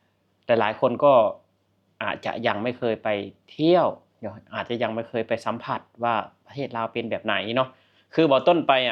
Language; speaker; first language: Thai; non-native, local second language; Northeastern Thai